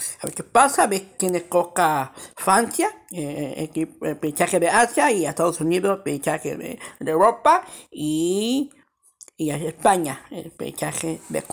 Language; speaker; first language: Spanish; early bilingual, heritage; Spanish